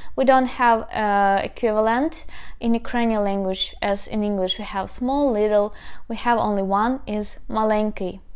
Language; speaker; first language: English; non-native, fluent; Ukrainian